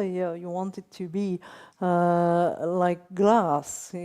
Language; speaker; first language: English; non-native, fluent; Estonian